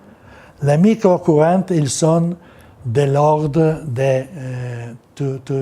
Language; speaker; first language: French; non-native, learner; Italian